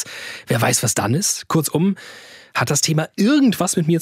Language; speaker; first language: German; native; German